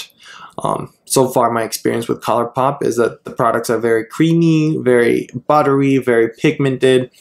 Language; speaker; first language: English; non-native, fluent; Spanish